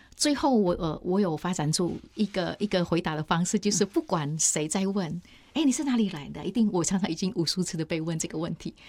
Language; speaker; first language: Chinese; non-native, fluent; Indonesian